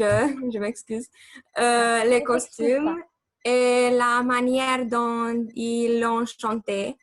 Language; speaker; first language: French; non-native, learner; Romanian